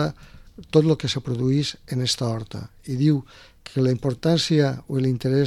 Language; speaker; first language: Catalan; native; Catalan